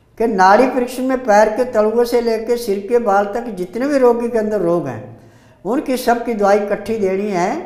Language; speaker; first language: Hindi; native; Hindi